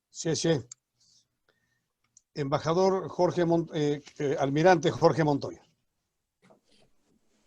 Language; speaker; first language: Spanish; native; Spanish